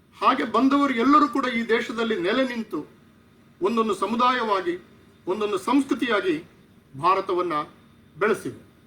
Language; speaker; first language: Kannada; non-native, local second language; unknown